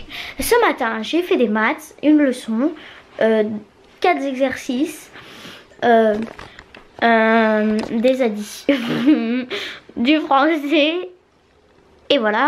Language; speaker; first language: French; native; French